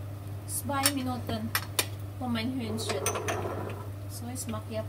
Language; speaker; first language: German; non-native, learner; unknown